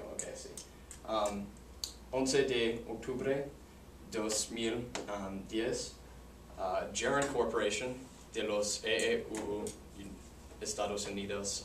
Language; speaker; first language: Spanish; non-native, learner; English